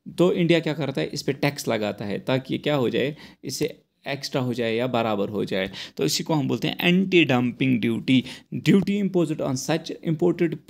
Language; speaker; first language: Hindi; non-native, local second language; Kashmiri